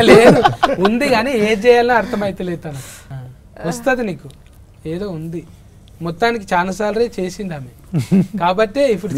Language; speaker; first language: Telugu; native; Telugu